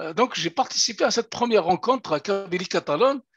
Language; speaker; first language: French; non-native, local second language; Kabyle